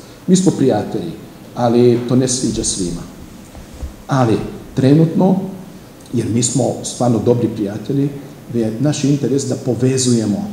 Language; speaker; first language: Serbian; non-native, fluent; Hungarian